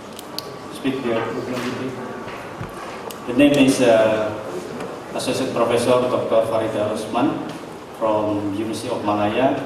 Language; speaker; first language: English; non-native, learner; Indonesian